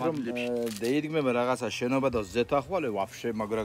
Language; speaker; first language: Russian; non-native, learner; Georgian